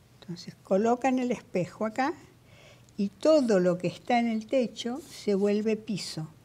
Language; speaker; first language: Spanish; native; Spanish